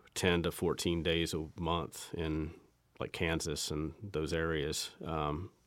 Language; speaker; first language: English; native; English